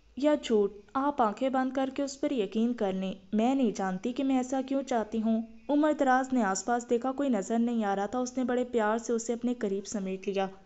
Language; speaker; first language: Hindi; native; Hindi